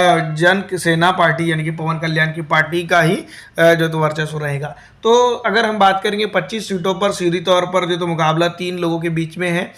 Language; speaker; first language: Hindi; native; Hindi